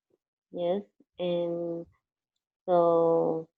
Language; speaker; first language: English; non-native, learner; Vietnamese